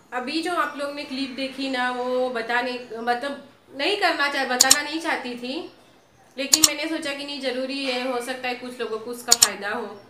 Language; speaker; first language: Hindi; native; Hindi